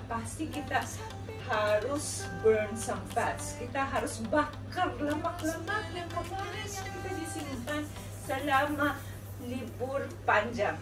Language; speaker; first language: Indonesian; non-native, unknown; Filipino